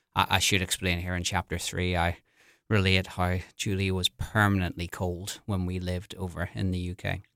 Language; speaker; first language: English; native; English